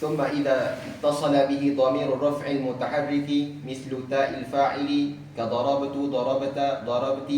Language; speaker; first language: Arabic; non-native, learner; Malay